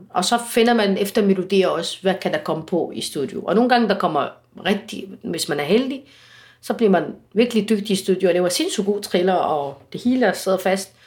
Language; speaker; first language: Danish; non-native, fluent; Arabic